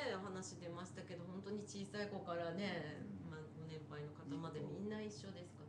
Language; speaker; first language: Japanese; native; Japanese